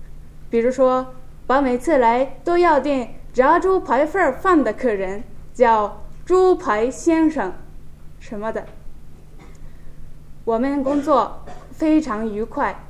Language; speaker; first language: Chinese; non-native, fluent; Japanese